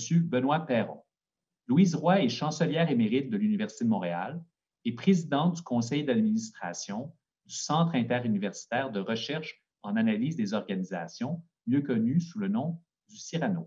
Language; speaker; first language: French; native; French